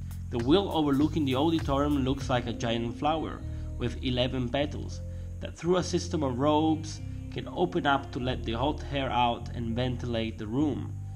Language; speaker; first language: English; non-native, fluent; Italian